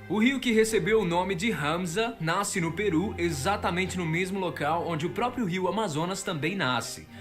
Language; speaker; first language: Portuguese; native; Portuguese